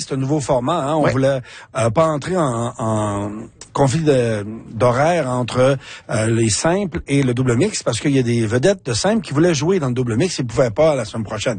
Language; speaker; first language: French; native; French